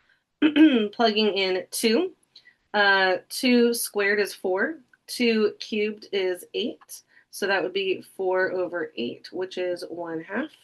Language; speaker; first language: English; native; English